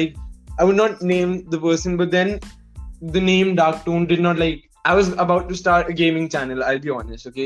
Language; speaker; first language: English; non-native, local second language; Hindi